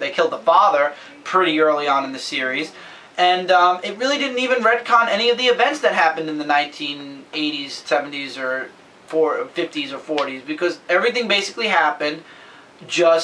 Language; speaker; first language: English; native; English